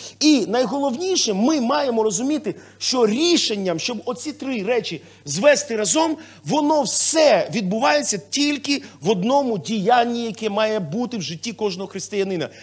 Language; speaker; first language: Ukrainian; non-native, local second language; Russian